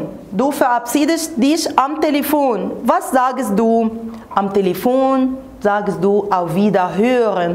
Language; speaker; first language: German; non-native, fluent; Arabic